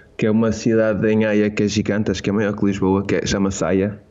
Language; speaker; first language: Portuguese; native; Portuguese